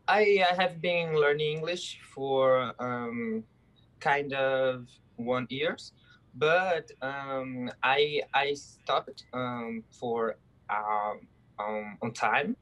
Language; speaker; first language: English; non-native, learner; Portuguese